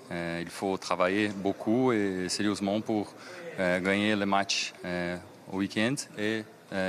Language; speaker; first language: French; non-native, learner; Portuguese